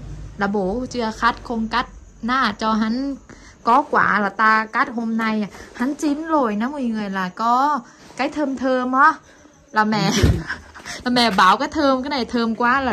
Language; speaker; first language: Vietnamese; non-native, fluent; Thai